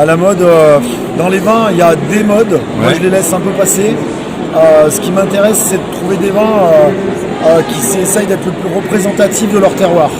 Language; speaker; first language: French; native; French